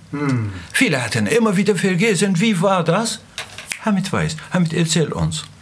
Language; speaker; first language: German; non-native, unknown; Azerbaijani